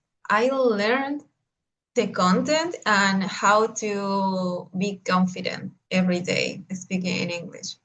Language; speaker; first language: English; non-native, learner; Spanish